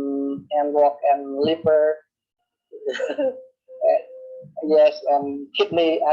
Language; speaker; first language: English; non-native, learner; Vietnamese